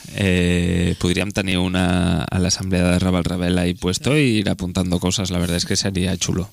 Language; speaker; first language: Spanish; non-native, local second language; Catalan